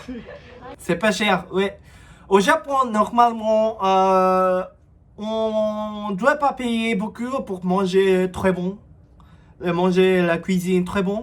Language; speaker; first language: French; non-native, learner; Japanese